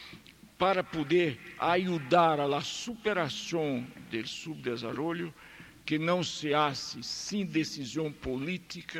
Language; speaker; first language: Spanish; non-native, fluent; Portuguese